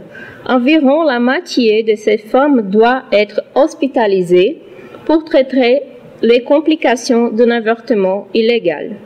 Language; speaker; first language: French; non-native, learner; Portuguese